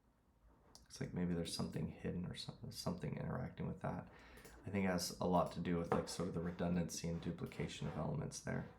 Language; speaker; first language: English; native; English